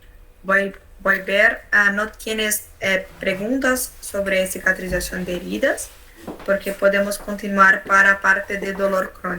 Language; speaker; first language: Spanish; non-native, learner; Portuguese